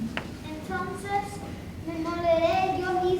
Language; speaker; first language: Spanish; non-native, learner; English